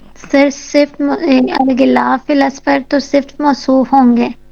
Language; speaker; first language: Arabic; non-native, learner; Urdu